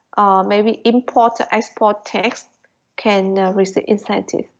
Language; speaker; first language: English; non-native, fluent; Vietnamese